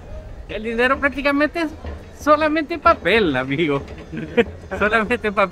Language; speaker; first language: Spanish; native; Spanish